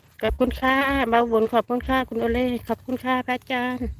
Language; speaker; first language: Thai; non-native, local second language; Lao